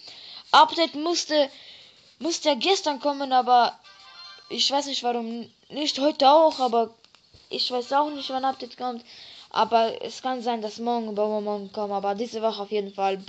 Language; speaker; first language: German; early bilingual, other home language; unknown